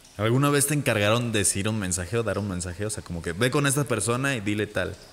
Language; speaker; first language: Spanish; native; Spanish